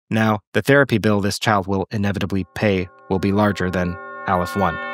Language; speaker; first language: English; native; English